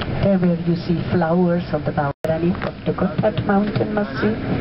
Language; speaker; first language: English; non-native, fluent; German